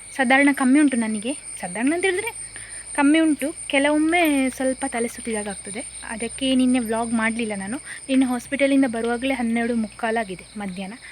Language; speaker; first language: Kannada; native; Kannada